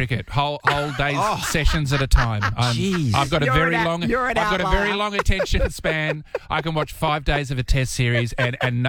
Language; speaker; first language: English; native; English